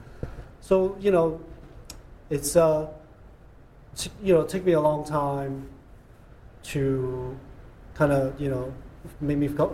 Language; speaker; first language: English; non-native, local second language; Cantonese